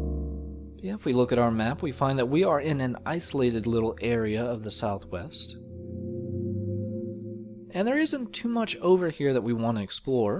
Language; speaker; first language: English; native; English